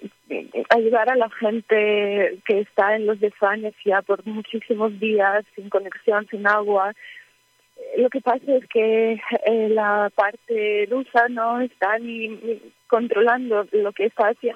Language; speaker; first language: Spanish; early bilingual, heritage; Ukrainian